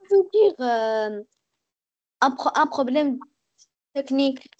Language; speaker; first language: French; non-native, learner; Arabic